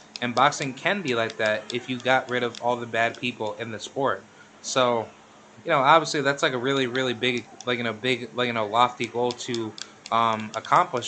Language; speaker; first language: English; native; English